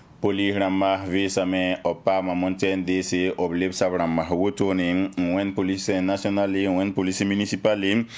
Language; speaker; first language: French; non-native, local second language; Mossi